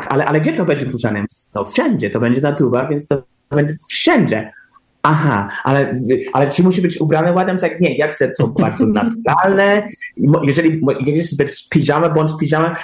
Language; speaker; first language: Polish; early bilingual, heritage; English